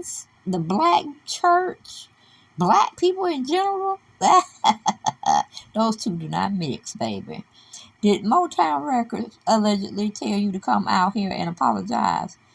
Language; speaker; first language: English; native; English